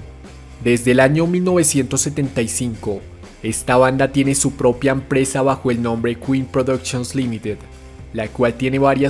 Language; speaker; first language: Spanish; native; Spanish